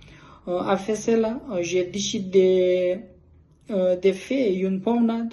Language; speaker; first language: French; non-native, learner; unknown